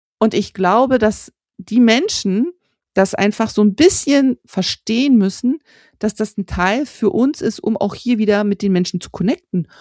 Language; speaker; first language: German; native; German